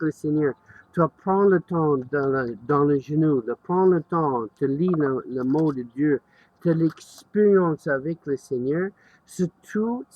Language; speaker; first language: French; non-native, learner; English